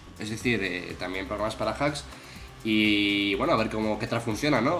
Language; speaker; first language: Spanish; native; Spanish